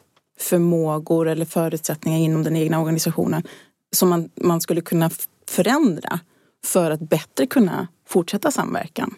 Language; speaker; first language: Swedish; native; Swedish